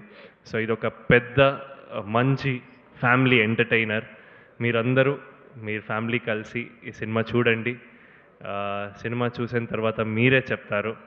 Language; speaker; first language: Telugu; non-native, learner; Kannada